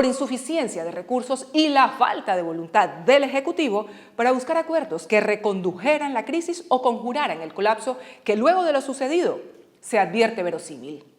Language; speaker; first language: Spanish; native; Spanish